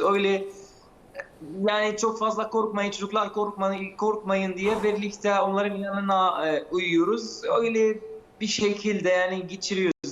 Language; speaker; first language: Turkish; non-native, fluent; Arabic